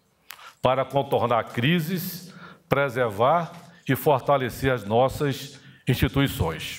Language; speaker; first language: Portuguese; native; Portuguese